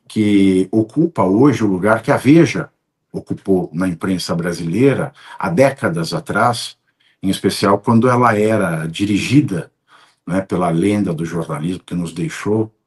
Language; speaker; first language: Portuguese; native; Portuguese